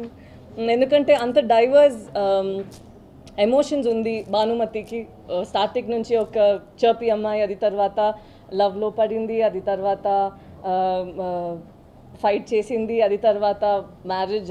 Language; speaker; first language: Telugu; non-native, learner; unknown